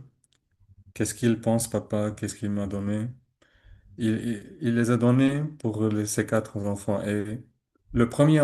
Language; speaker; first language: French; non-native, learner; Arabic